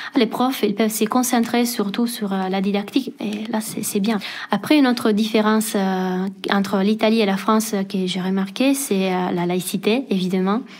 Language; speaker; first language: French; non-native, fluent; Italian